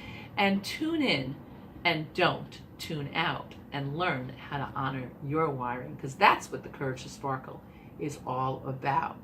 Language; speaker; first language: English; native; English